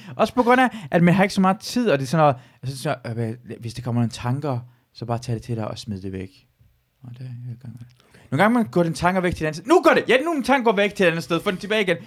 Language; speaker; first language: Danish; early bilingual, other home language; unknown